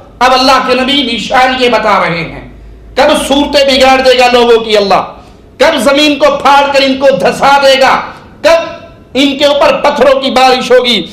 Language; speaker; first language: Urdu; non-native, local second language; Punjabi